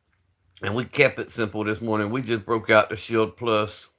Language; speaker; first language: English; native; English